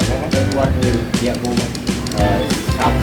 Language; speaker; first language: English; non-native, learner; Vietnamese